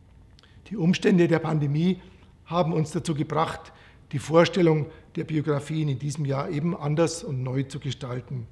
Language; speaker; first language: German; native; German